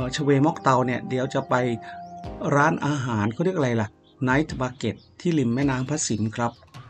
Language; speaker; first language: Thai; native; Thai